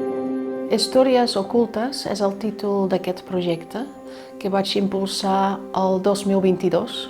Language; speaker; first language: Catalan; non-native, fluent; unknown